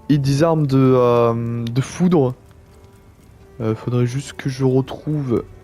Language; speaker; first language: French; native; French